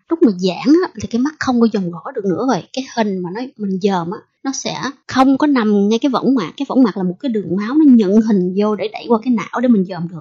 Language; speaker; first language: Vietnamese; early bilingual, heritage; Vietnamese